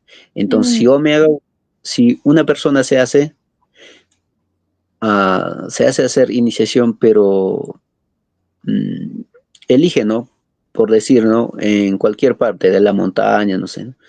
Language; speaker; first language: Spanish; non-native, local second language; Quechua